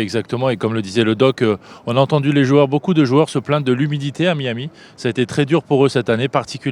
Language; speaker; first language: French; native; French